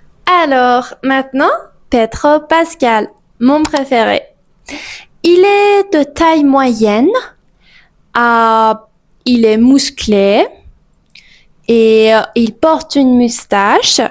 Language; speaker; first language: French; non-native, fluent; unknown